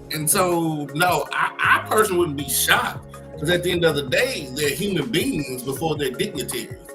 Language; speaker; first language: English; native; English